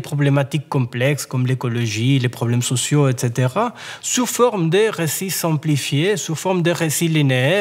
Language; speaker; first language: French; native; French